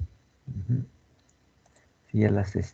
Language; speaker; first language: Spanish; native; Spanish